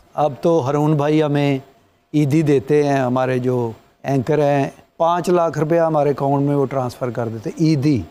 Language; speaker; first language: Urdu; non-native, local second language; Punjabi